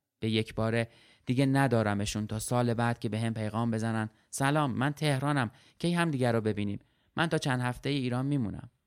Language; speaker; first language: Persian; early bilingual, other home language; Arabic